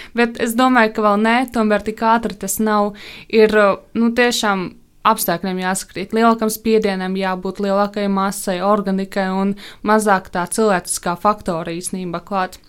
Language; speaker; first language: Latvian; non-native, local second language; Russian